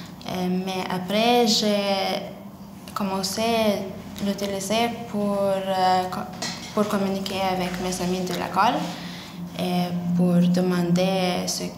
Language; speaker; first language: French; non-native, learner; Lithuanian